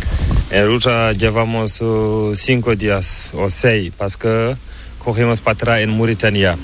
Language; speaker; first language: Spanish; non-native, learner; Fula